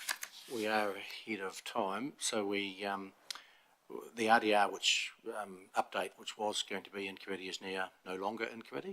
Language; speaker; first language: English; native; English